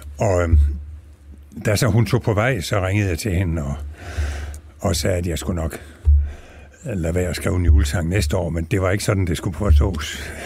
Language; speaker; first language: Danish; native; Danish